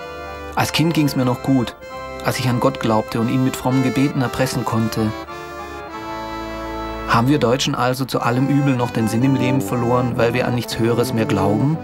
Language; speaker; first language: German; native; German